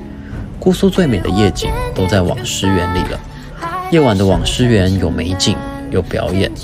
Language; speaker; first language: Chinese; native; Chinese